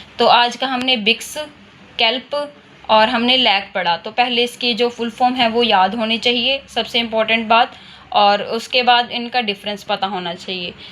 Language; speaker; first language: Hindi; native; Hindi